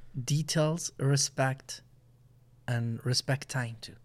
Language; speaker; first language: English; non-native, learner; Arabic